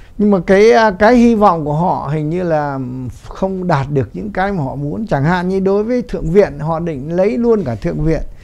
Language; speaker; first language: Vietnamese; native; Vietnamese